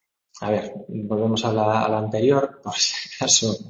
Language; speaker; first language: Spanish; native; Spanish